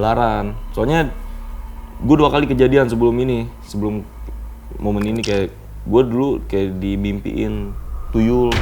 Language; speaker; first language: Indonesian; native; Indonesian